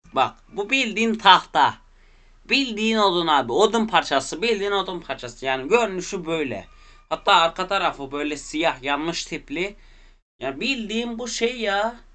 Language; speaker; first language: Turkish; native; Turkish